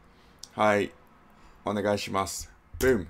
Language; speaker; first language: Japanese; non-native, learner; English